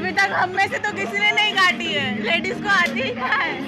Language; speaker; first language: Hindi; non-native, local second language; Gujarati